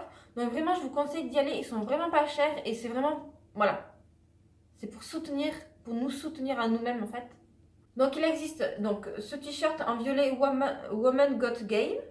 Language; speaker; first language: French; native; French